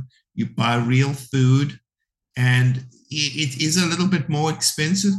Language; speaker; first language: English; native; English